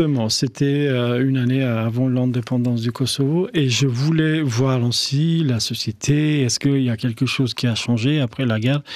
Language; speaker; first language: French; non-native, fluent; Albanian